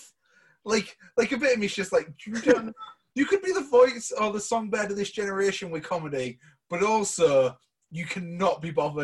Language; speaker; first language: English; native; English